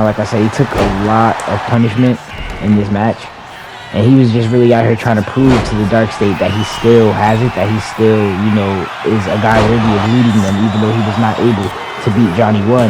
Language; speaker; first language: English; native; English